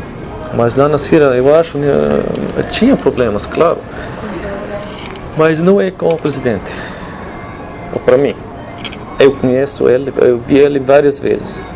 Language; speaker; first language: Portuguese; non-native, learner; Arabic